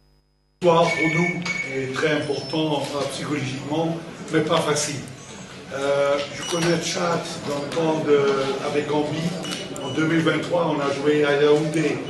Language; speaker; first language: French; non-native, fluent; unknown